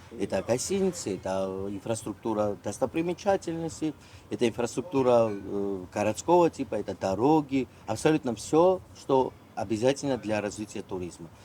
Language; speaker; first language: Russian; non-native, fluent; Georgian